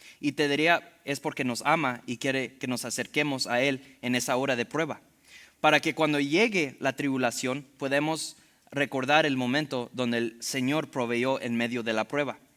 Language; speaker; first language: Spanish; early bilingual, heritage; Spanish